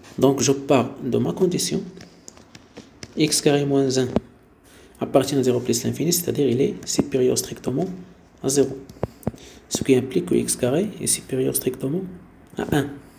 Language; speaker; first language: French; non-native, local second language; Arabic